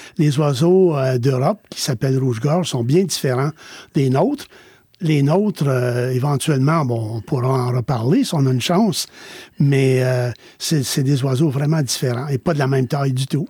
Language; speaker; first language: French; native; French